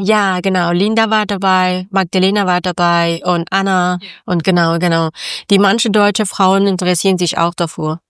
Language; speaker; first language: German; non-native, learner; Persian